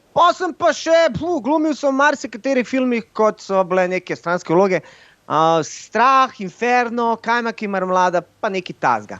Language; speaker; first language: Slovenian; early bilingual, other home language; Bosnian